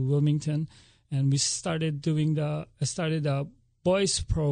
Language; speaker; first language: English; non-native, local second language; Filipino